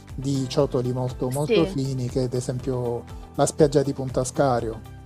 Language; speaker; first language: Italian; native; Italian